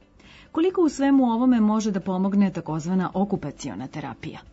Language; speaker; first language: Serbian; native; Serbian